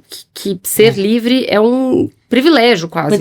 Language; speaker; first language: Portuguese; native; Portuguese